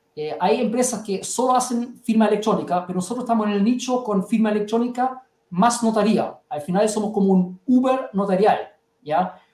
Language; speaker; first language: Spanish; early bilingual, heritage; German